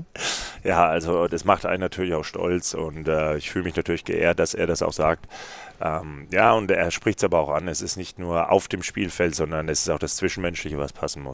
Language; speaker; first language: German; native; German